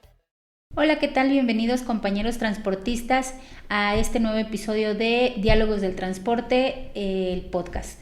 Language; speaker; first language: Spanish; native; Spanish